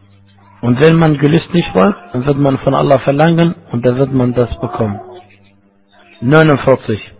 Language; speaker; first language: German; non-native, fluent; Arabic